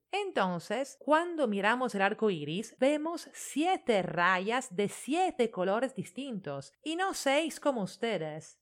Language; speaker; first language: Spanish; non-native, fluent; Italian